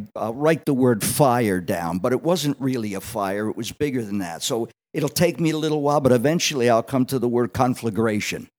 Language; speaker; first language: English; native; English